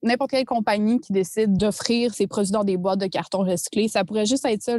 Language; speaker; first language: French; native; French